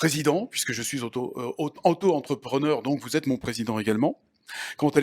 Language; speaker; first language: French; native; French